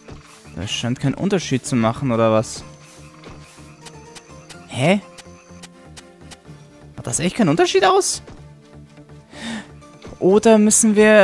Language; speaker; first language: German; native; German